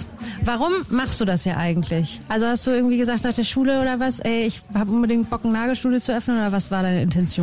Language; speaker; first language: German; native; German